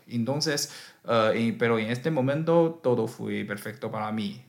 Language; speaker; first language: Spanish; non-native, learner; Chinese